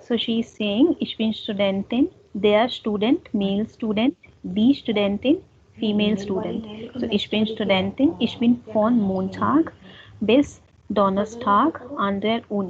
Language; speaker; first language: German; non-native, learner; Hindi